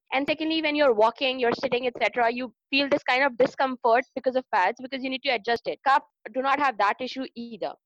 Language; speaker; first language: English; non-native, local second language; Urdu